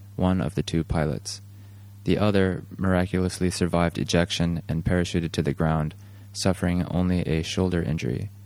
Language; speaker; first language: English; native; English